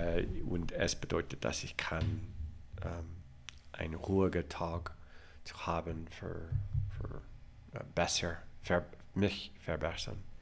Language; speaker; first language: German; non-native, learner; English